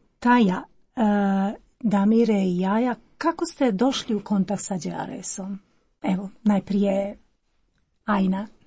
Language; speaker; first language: Croatian; native; Croatian